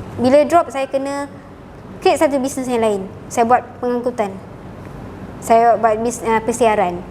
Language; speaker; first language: Malay; native; Malay